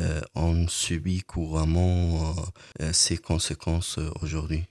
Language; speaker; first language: French; non-native, learner; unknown